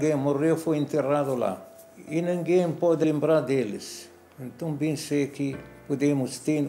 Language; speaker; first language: Portuguese; non-native, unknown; Arabic